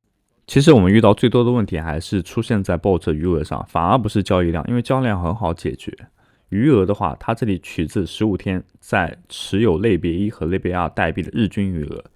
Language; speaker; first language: Chinese; native; Chinese